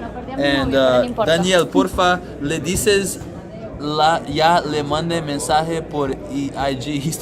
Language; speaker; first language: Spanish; non-native, learner; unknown